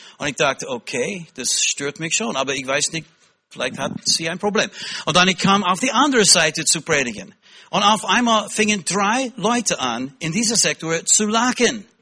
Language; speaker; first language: German; non-native, fluent; English